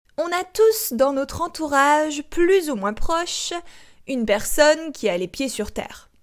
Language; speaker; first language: French; native; French